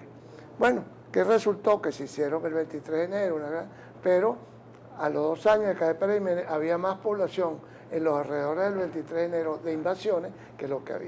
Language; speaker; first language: Spanish; native; Spanish